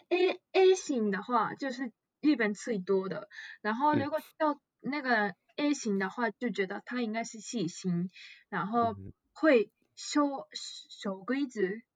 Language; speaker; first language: Chinese; non-native, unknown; Japanese